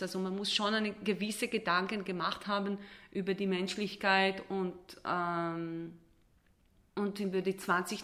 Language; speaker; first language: German; non-native, fluent; Hebrew